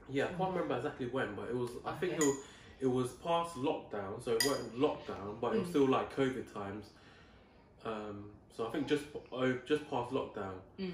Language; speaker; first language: English; native; English